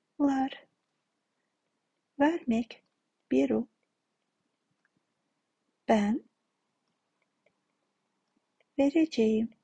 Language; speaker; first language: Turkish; non-native, fluent; Kazakh